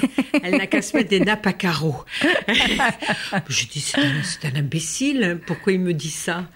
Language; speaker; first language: French; native; French